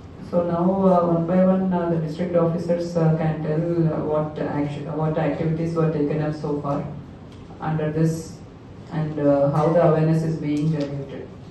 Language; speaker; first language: English; non-native, local second language; Telugu